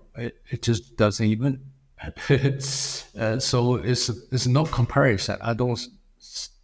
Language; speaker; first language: English; non-native, fluent; Chinese